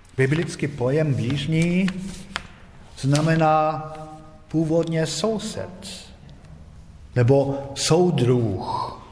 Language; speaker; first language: Czech; non-native, fluent; German